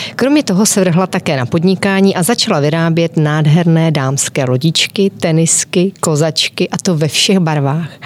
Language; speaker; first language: Czech; native; Czech